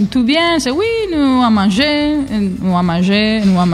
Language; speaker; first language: French; non-native, learner; Italian